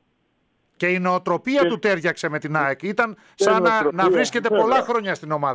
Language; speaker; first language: Greek; native; Greek